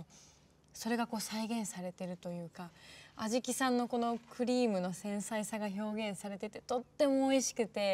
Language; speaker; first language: Japanese; native; Japanese